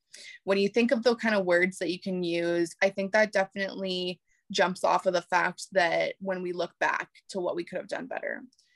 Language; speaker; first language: English; native; English